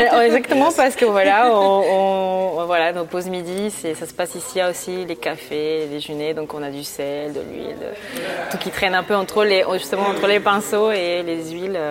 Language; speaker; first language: French; early bilingual, other home language; Spanish